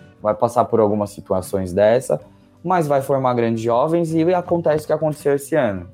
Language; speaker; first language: Portuguese; native; Portuguese